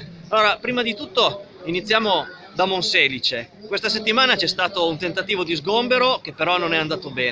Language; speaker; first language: Italian; native; Italian